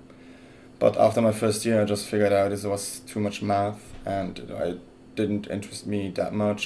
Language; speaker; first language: English; non-native, fluent; Luxembourgish